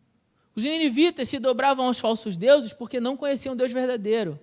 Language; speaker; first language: Portuguese; native; Portuguese